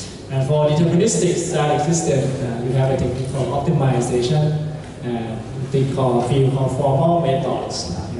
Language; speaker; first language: English; non-native, fluent; Thai